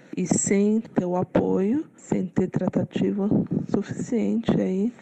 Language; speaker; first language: Portuguese; native; Portuguese